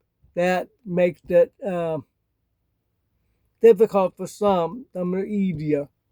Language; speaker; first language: English; native; English